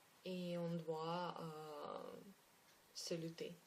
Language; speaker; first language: French; non-native, learner; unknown